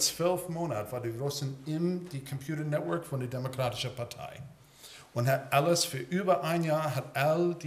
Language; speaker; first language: German; early bilingual, heritage; English